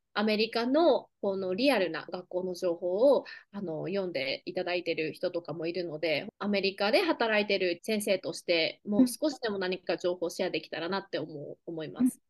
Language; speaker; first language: Japanese; native; Japanese